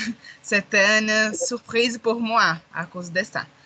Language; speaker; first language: French; non-native, learner; Portuguese